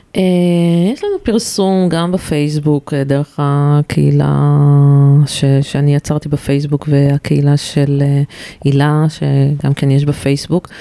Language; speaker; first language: Hebrew; native; Hebrew